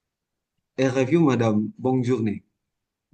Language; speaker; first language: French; non-native, learner; Indonesian